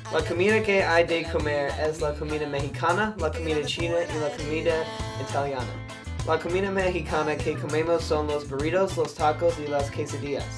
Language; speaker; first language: Spanish; non-native, learner; English